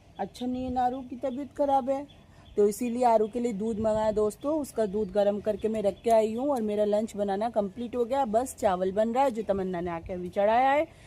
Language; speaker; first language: Hindi; non-native, local second language; Bangla